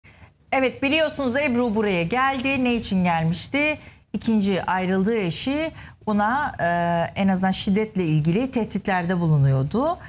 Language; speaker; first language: Turkish; native; Turkish